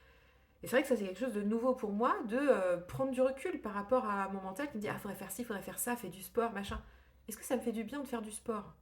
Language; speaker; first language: French; native; French